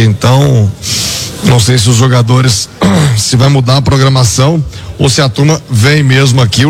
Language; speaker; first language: Portuguese; native; Portuguese